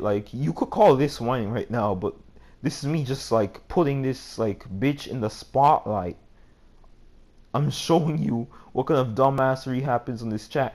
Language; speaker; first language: English; native; English